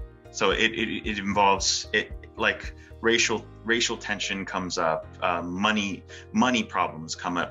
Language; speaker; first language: English; early bilingual, other home language; Spanish